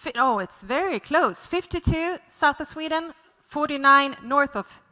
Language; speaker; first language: English; non-native, fluent; Swedish